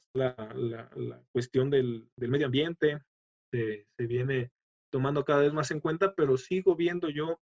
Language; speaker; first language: Spanish; native; Spanish